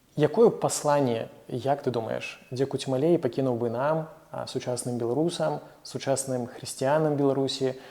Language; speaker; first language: Belarusian; non-native, local second language; Russian